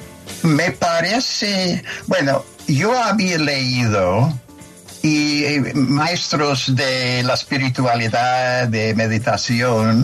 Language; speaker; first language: Spanish; non-native, fluent; English